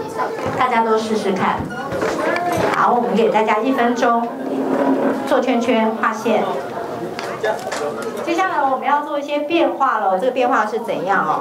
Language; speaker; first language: Chinese; native; Chinese